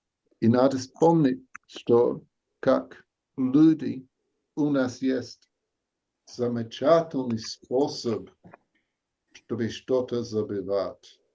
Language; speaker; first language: Russian; non-native, learner; English